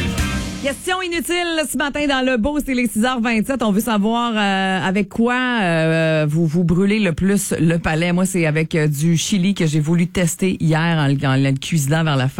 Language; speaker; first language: French; native; French